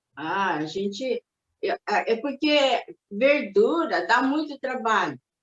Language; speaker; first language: Portuguese; early bilingual, other home language; Japanese